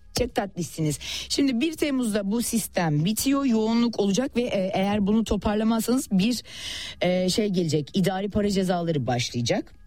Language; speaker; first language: Turkish; native; Turkish